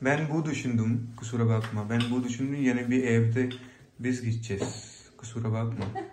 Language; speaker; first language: Turkish; non-native, learner; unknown